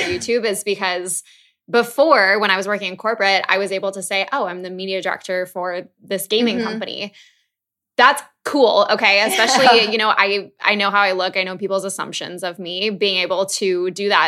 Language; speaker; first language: English; native; English